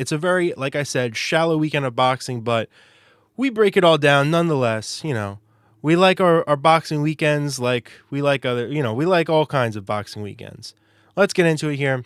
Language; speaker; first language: English; native; English